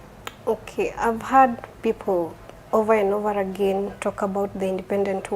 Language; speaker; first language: English; non-native, local second language; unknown